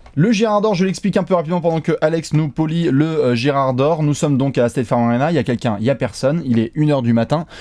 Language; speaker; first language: French; native; French